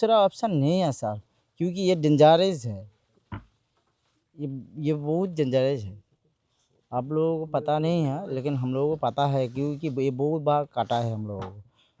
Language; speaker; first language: Hindi; non-native, local second language; Bangla